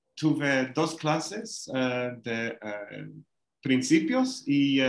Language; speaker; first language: Spanish; non-native, fluent; English